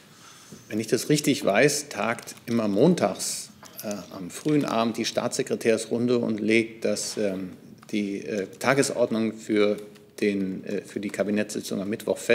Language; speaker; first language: German; native; German